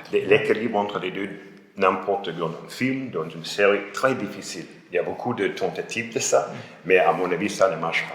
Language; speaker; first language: French; non-native, fluent; English